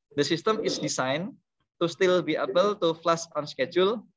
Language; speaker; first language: English; non-native, learner; Indonesian